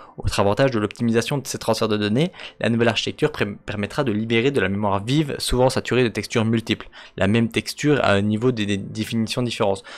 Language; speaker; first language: French; native; French